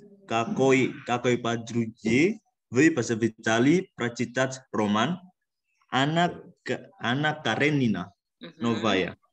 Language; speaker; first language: Russian; non-native, learner; Indonesian